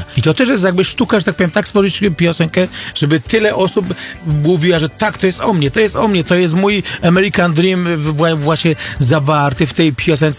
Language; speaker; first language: Polish; native; Polish